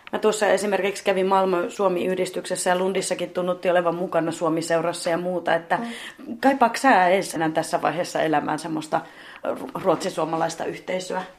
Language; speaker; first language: Finnish; native; Finnish